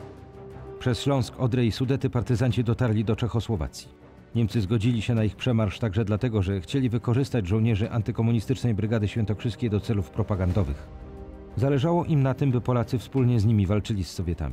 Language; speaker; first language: Polish; native; Polish